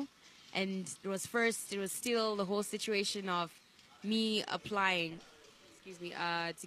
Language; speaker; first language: English; non-native, local second language; Shona